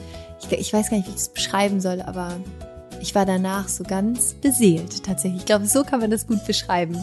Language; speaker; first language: German; native; German